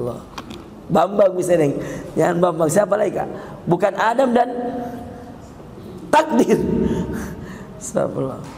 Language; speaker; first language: Indonesian; native; Indonesian